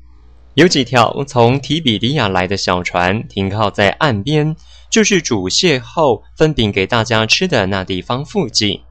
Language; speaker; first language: Chinese; native; Chinese